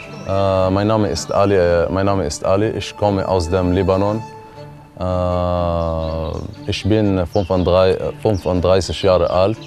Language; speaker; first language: German; non-native, learner; Arabic